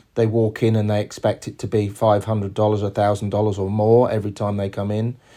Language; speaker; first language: English; native; English